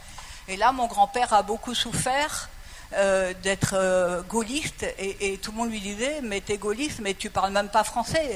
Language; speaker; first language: French; native; French